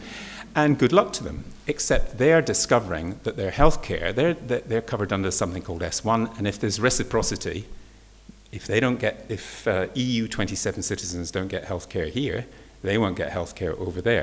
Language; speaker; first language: English; native; English